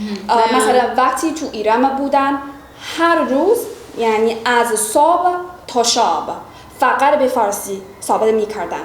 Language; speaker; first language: Persian; non-native, learner; Chinese